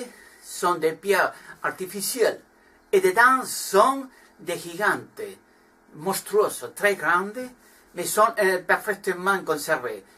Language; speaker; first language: French; non-native, learner; Spanish